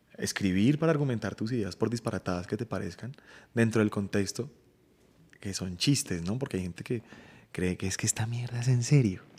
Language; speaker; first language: Spanish; native; Spanish